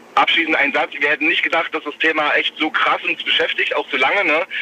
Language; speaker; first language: German; native; German